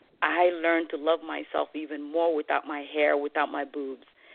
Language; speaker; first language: English; non-native, fluent; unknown